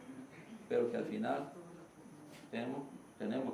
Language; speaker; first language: Spanish; non-native, learner; Portuguese